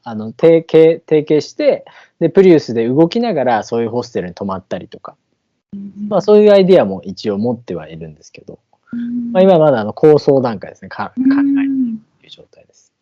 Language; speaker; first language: Japanese; native; Japanese